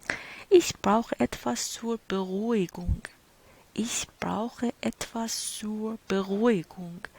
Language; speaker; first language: German; non-native, fluent; Persian